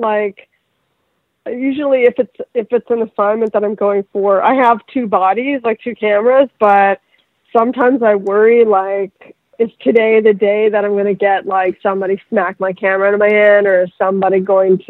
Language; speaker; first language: English; native; English